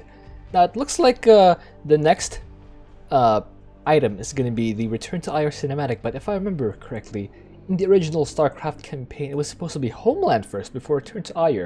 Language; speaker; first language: English; native; English